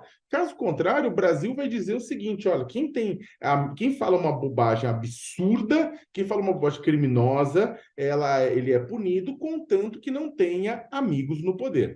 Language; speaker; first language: Portuguese; native; Portuguese